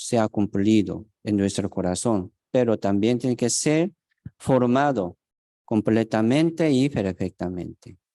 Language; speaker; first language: Spanish; non-native, fluent; Korean